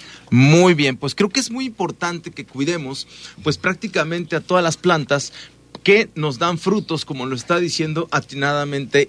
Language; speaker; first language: Spanish; native; Spanish